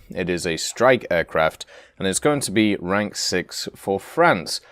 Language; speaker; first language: English; native; English